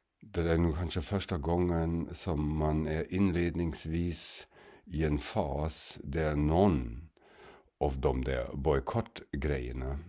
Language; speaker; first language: Swedish; non-native, fluent; German